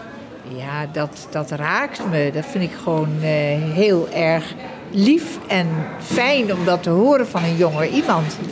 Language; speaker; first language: Dutch; native; Dutch